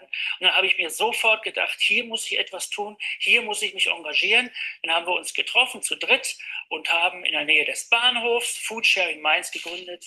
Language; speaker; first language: German; native; German